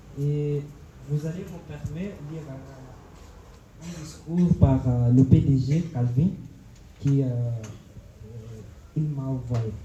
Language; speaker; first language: French; non-native, fluent; Swahili